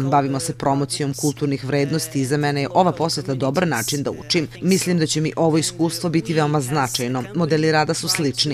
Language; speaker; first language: Serbian; native; Serbian